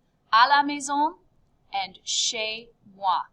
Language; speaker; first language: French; non-native, fluent; English